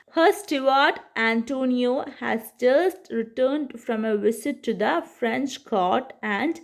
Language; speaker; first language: English; non-native, local second language; Malayalam